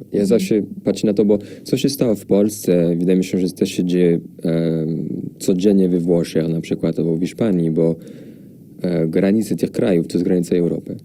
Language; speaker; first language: Polish; non-native, fluent; French